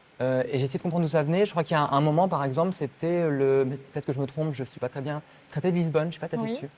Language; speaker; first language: French; native; French